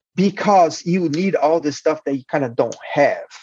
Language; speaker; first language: English; non-native, fluent; Portuguese